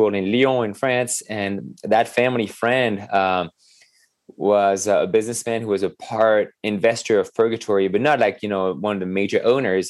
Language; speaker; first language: English; non-native, fluent; French